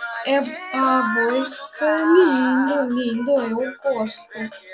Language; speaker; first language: Portuguese; non-native, learner; Russian